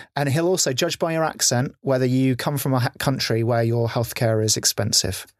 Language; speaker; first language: English; native; English